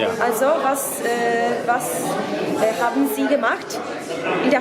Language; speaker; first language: German; non-native, learner; Polish